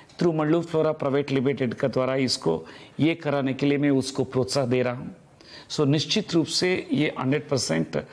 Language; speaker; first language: Hindi; non-native, local second language; Telugu